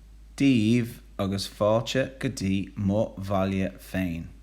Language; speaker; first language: Irish; non-native, local second language; English